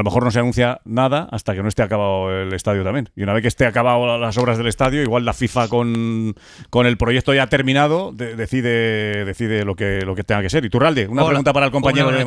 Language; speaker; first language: Spanish; native; Spanish